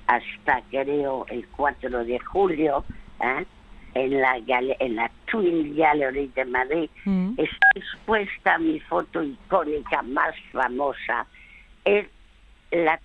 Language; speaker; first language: Spanish; early bilingual, other home language; French